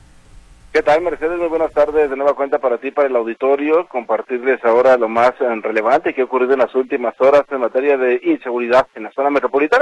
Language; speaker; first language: Spanish; native; Spanish